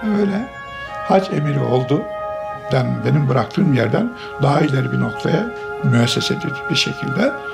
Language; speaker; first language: Turkish; native; Turkish